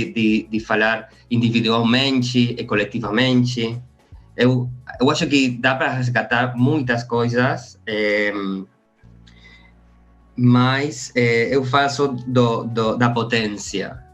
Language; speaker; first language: Portuguese; non-native, learner; Spanish